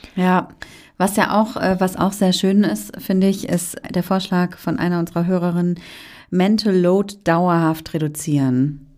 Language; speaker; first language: German; native; German